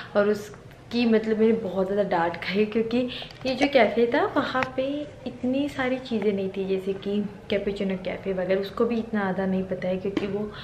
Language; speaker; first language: Hindi; non-native, local second language; Marathi